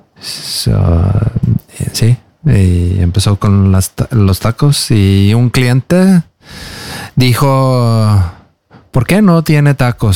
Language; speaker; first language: Spanish; non-native, fluent; Norwegian